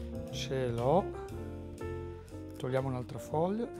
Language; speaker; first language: Italian; native; Italian